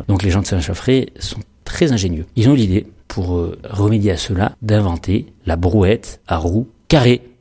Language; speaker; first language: French; native; French